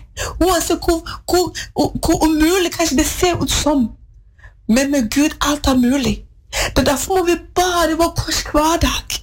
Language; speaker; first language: Norwegian; non-native, fluent; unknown